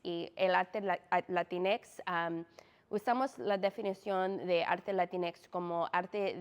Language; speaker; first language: Spanish; non-native, fluent; English